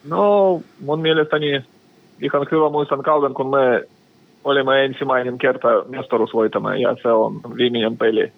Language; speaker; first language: Finnish; non-native, learner; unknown